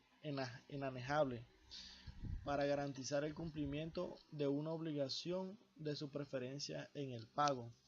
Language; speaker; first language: Spanish; native; Spanish